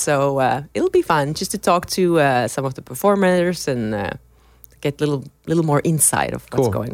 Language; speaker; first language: English; non-native, fluent; Finnish